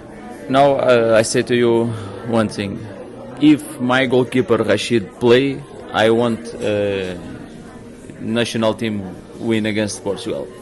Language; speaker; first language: English; non-native, learner; Portuguese